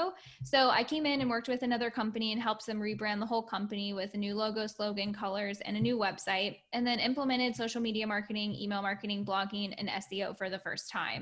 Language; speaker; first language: English; native; English